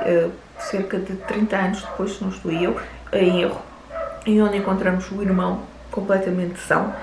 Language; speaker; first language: Portuguese; native; Portuguese